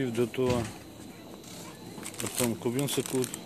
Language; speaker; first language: French; non-native, fluent; Russian